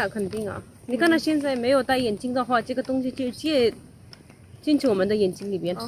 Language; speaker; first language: Chinese; non-native, learner; Urdu